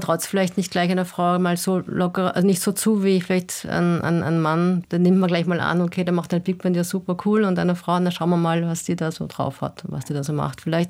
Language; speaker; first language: German; native; German